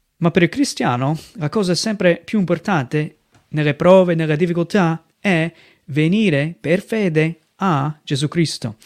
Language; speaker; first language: Italian; non-native, fluent; English